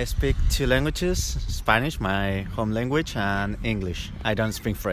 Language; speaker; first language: English; non-native, fluent; Spanish